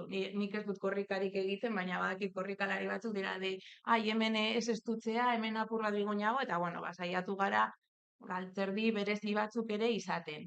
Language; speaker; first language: Basque; native; Basque